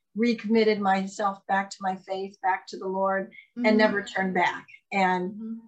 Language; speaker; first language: English; native; English